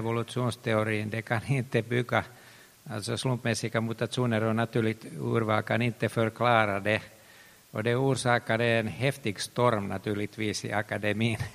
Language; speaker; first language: Swedish; non-native, local second language; Finnish